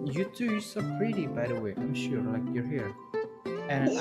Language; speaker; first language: English; non-native, learner; Indonesian